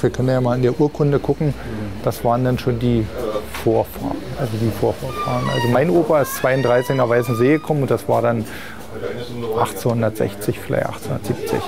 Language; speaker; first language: German; native; German